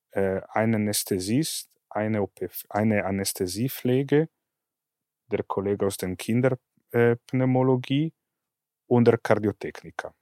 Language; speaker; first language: German; non-native, fluent; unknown